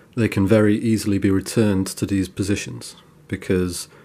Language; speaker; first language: English; native; English